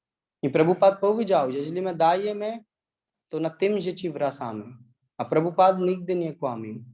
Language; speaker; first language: Polish; non-native, learner; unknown